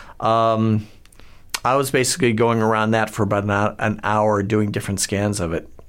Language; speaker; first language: English; native; English